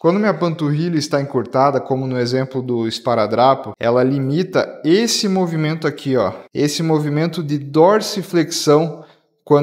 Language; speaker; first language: Portuguese; native; Portuguese